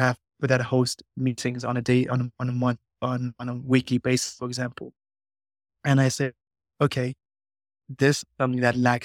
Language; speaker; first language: English; non-native, local second language; Shona